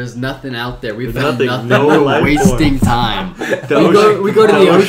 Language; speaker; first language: English; native; English